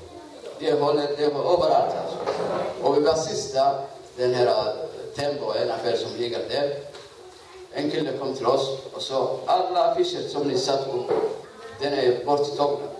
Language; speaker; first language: Swedish; non-native, learner; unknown